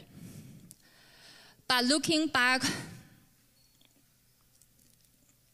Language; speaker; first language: English; non-native, fluent; Chinese